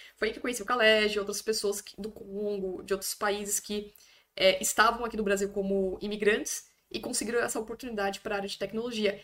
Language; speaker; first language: Portuguese; native; Portuguese